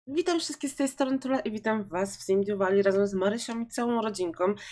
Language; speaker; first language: Polish; native; Polish